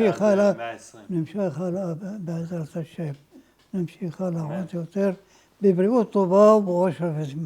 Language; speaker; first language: Hebrew; non-native, fluent; Ladino